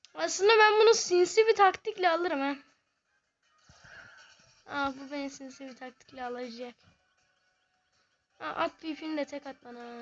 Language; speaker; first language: Turkish; native; Turkish